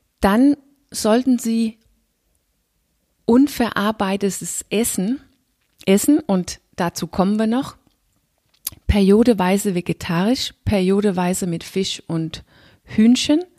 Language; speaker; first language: German; non-native, fluent; Danish